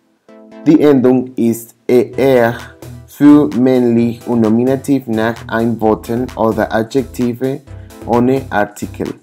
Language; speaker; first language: German; non-native, learner; English